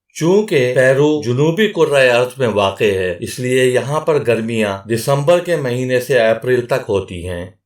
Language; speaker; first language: Urdu; native; Urdu